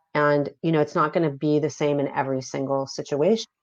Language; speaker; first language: English; native; English